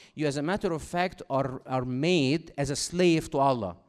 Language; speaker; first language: English; non-native, fluent; Arabic